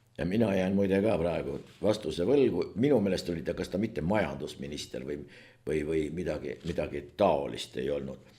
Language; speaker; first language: Estonian; native; Estonian